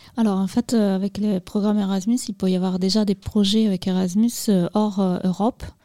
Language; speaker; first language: French; non-native, fluent; Italian